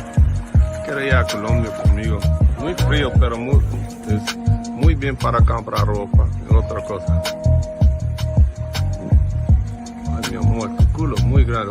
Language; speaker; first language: Spanish; non-native, learner; English